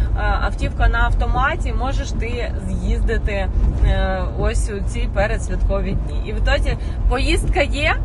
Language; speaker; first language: Ukrainian; non-native, local second language; Russian